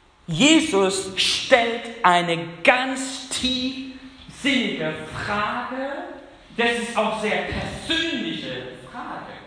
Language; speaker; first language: German; non-native, fluent; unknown